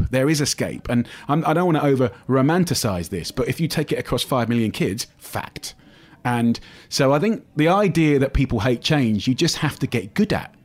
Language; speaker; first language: English; native; English